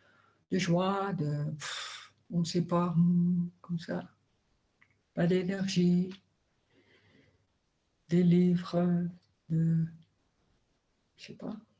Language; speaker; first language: French; non-native, learner; Dutch